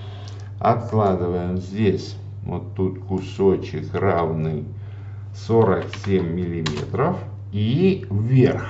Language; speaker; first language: Russian; native; Russian